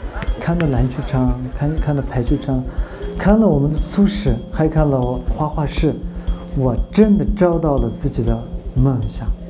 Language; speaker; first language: Chinese; non-native, local second language; Uyghur